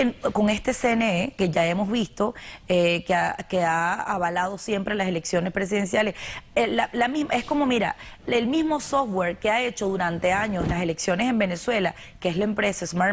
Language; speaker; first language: Spanish; native; Spanish